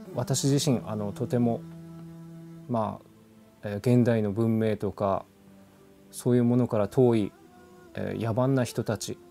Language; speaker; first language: Japanese; native; Japanese